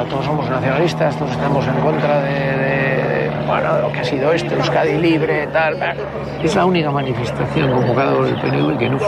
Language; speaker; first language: Spanish; native; Spanish